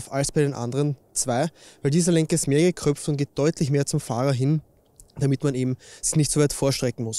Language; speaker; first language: German; native; German